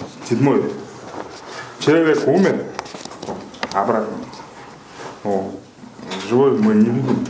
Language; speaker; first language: Russian; non-native, learner; Kyrgyz